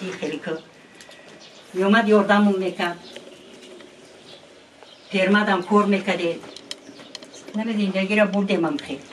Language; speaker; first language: Persian; non-native, learner; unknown